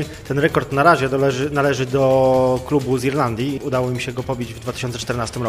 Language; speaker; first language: Polish; native; Polish